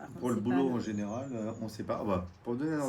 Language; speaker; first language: French; native; French